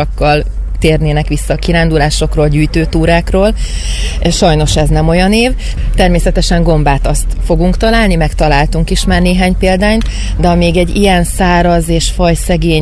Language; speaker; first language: Hungarian; native; Hungarian